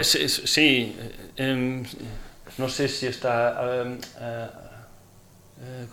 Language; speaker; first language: Catalan; non-native, fluent; Dutch